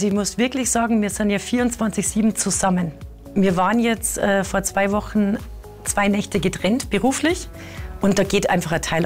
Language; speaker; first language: German; native; German